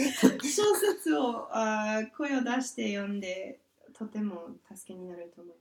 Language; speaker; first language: Japanese; non-native, fluent; English